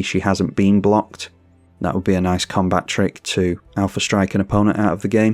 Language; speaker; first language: English; native; English